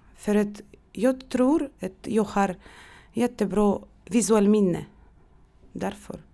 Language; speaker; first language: Swedish; non-native, learner; Russian